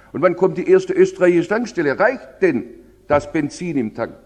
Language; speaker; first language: German; native; German